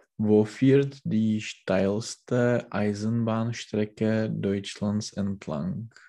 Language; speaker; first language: German; non-native, learner; Czech